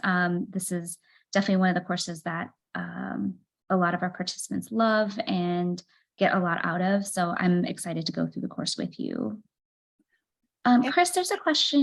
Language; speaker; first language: English; native; English